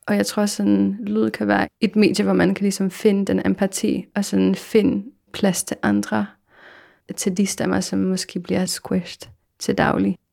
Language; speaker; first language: Danish; non-native, fluent; Polish